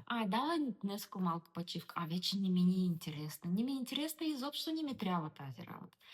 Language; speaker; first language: Bulgarian; non-native, learner; Russian